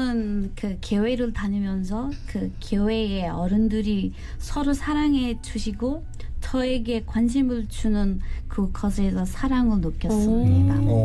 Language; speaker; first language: Korean; non-native, fluent; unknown